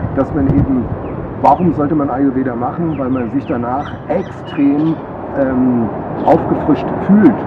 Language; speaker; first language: German; native; German